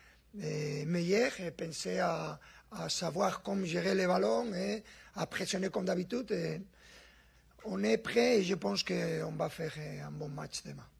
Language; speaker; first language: French; non-native, fluent; Spanish